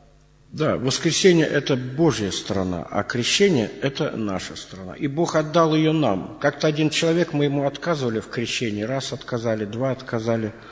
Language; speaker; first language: Russian; native; Russian